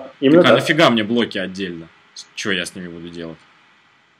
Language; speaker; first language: Russian; native; Russian